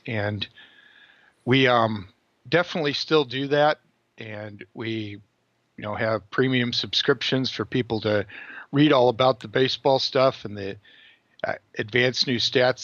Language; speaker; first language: English; native; English